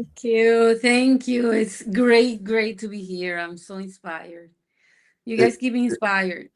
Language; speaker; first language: English; non-native, fluent; Spanish